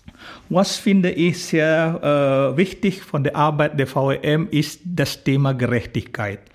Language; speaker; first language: German; non-native, fluent; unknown